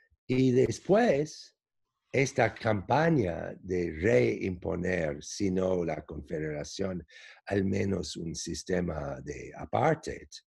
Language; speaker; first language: Spanish; non-native, fluent; English